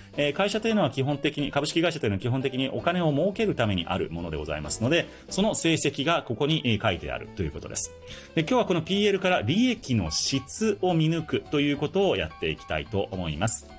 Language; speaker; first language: Japanese; native; Japanese